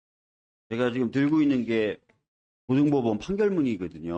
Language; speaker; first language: Korean; native; Korean